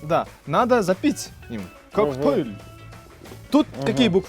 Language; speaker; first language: Russian; native; Russian